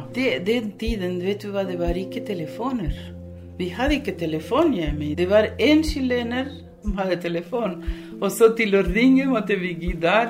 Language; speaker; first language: Norwegian; non-native, fluent; Spanish